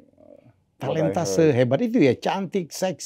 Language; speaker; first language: Indonesian; native; Indonesian